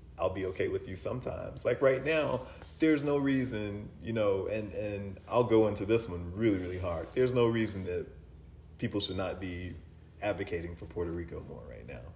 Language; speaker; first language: English; native; English